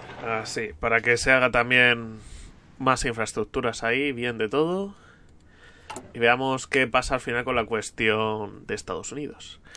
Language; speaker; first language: Spanish; native; Spanish